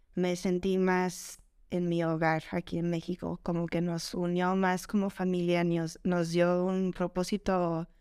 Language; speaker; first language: Spanish; non-native, fluent; English